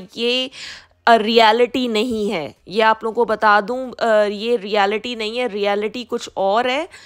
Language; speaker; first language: Hindi; native; Hindi